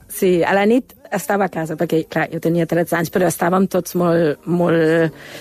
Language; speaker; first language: Catalan; non-native, fluent; German